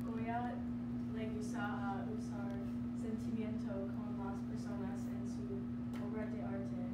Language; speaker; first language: Spanish; non-native, learner; English